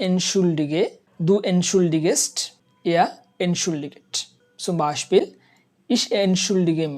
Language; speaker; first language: German; non-native, fluent; Bangla